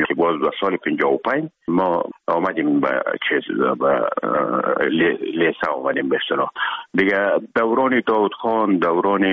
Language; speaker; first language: Persian; native; Persian